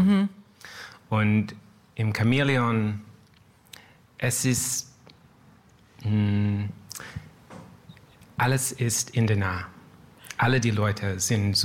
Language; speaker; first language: German; non-native, learner; English